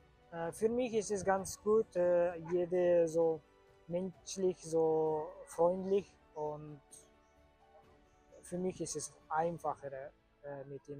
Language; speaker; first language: German; non-native, learner; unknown